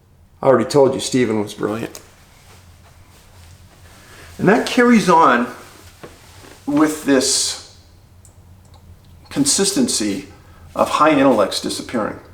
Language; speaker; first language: English; native; English